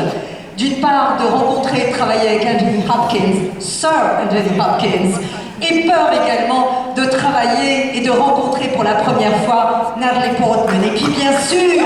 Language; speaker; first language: French; native; French